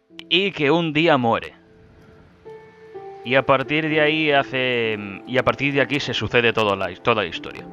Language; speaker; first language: Spanish; native; Spanish